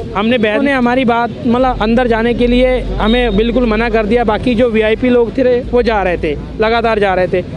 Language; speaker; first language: Hindi; native; Hindi